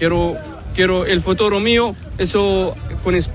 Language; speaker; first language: Spanish; non-native, learner; Arabic